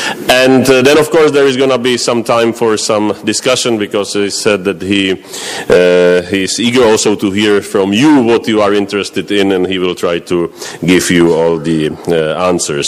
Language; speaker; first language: English; non-native, fluent; Czech